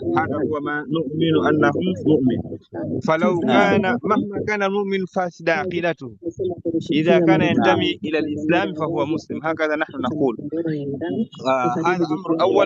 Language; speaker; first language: Arabic; non-native, fluent; Swahili